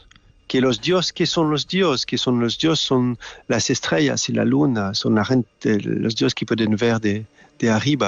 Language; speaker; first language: Spanish; non-native, fluent; French